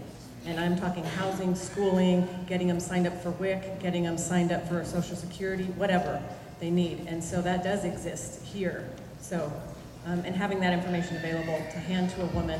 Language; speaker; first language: English; native; English